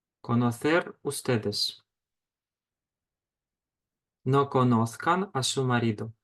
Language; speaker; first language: Spanish; non-native, fluent; Ukrainian